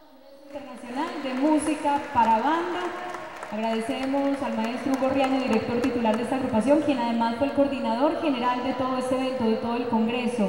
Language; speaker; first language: Spanish; native; Spanish